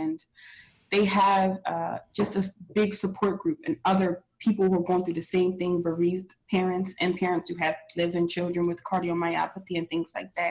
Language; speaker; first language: English; native; English